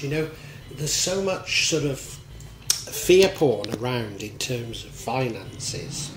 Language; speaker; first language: English; native; English